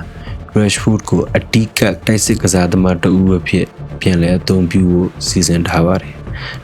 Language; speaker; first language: Burmese; native; Burmese